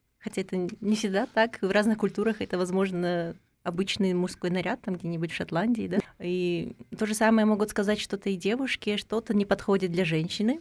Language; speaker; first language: Russian; non-native, local second language; Kazakh